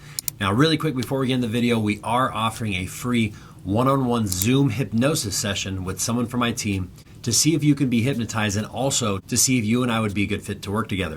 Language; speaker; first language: English; native; English